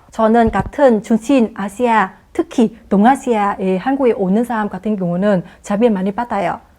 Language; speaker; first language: Korean; non-native, fluent; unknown